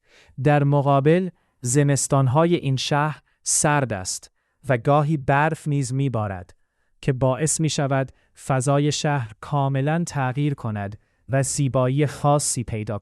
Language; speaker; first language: Persian; native; Persian